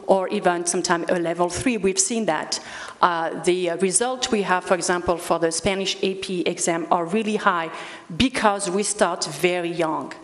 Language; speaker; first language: English; early bilingual, other home language; Spanish